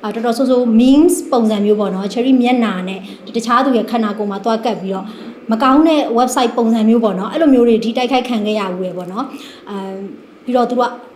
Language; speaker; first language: Burmese; native; Burmese